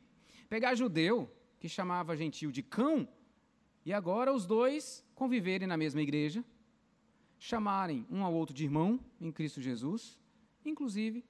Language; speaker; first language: Portuguese; native; Portuguese